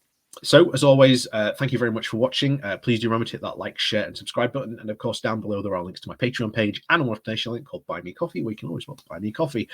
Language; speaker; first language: English; native; English